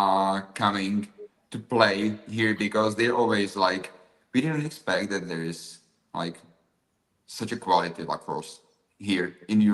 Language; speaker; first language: English; non-native, fluent; Czech